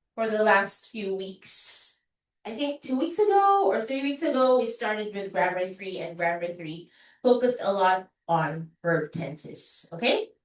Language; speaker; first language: English; non-native, local second language; Filipino